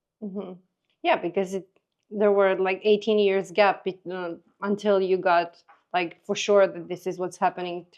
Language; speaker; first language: English; non-native, fluent; Romanian